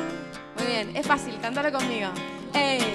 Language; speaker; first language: Spanish; native; Spanish